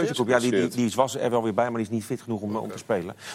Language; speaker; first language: Dutch; native; Dutch